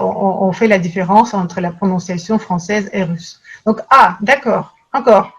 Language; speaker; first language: French; non-native, fluent; Russian